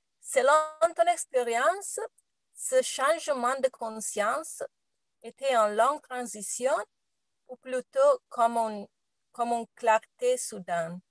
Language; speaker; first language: French; non-native, learner; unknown